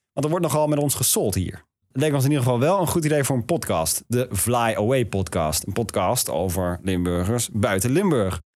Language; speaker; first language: Dutch; native; Dutch